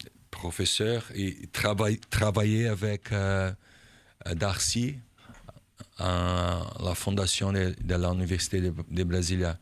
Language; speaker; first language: French; non-native, learner; Portuguese